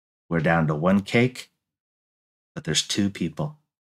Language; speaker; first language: English; native; English